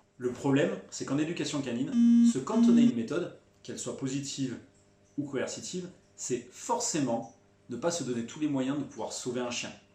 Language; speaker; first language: French; native; French